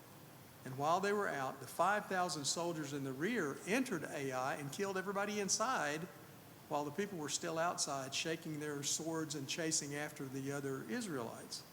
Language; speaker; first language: English; native; English